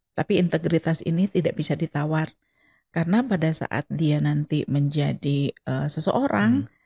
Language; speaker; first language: Indonesian; non-native, local second language; Sundanese